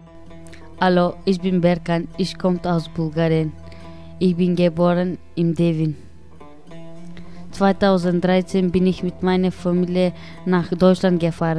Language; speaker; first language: German; non-native, learner; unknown